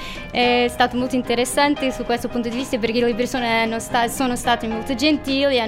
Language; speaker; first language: Italian; non-native, learner; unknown